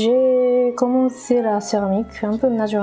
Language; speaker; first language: French; non-native, learner; Japanese